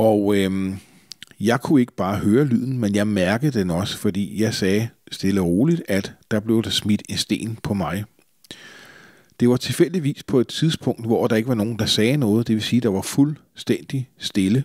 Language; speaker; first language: Danish; native; Danish